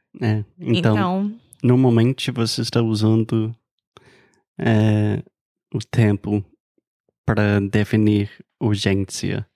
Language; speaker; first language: Portuguese; non-native, fluent; English